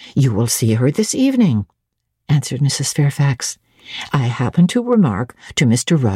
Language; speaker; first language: English; native; English